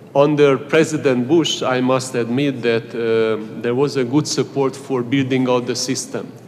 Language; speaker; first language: English; non-native, fluent; Hungarian